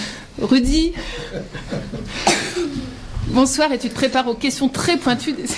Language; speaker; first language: French; native; French